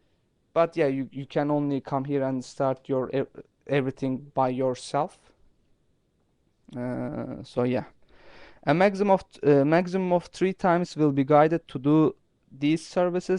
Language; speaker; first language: English; non-native, fluent; Turkish